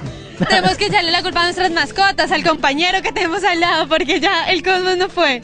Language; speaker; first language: Spanish; native; Spanish